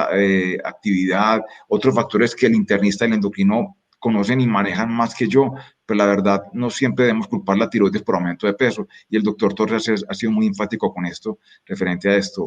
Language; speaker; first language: Spanish; native; Spanish